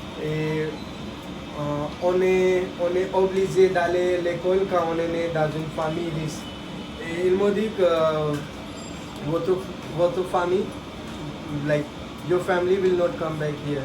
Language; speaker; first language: French; non-native, learner; Hindi